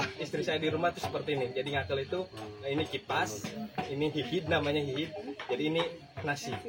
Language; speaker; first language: Indonesian; non-native, local second language; Sundanese